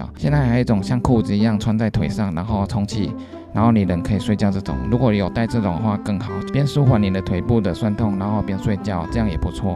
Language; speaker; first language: Chinese; native; Chinese